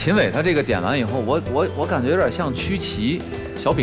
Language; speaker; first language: Chinese; native; Chinese